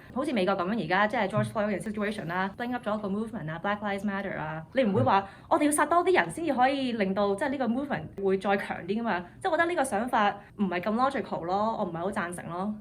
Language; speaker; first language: Cantonese; early bilingual, heritage; Cantonese